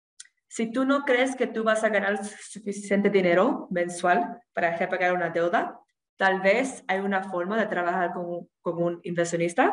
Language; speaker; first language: Spanish; non-native, fluent; English